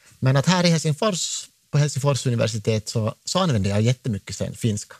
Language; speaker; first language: Swedish; native; Swedish